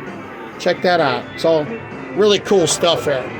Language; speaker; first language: English; native; English